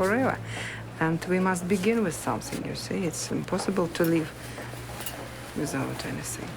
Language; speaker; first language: English; non-native, learner; Russian